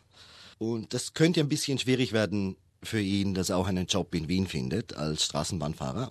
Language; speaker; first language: German; native; German